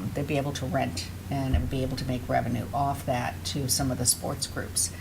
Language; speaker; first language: English; native; English